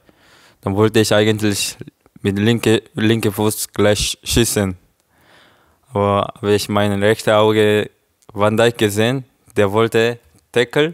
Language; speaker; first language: German; non-native, learner; Korean